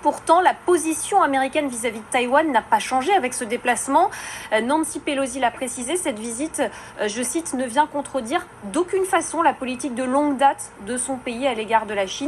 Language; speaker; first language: French; native; French